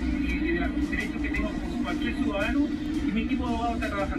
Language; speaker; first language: Spanish; native; Spanish